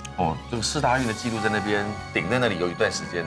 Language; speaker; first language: Chinese; native; Chinese